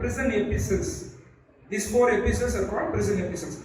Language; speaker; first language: English; non-native, local second language; Tamil